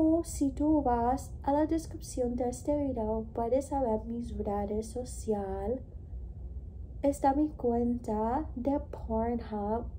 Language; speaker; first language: Spanish; non-native, learner; English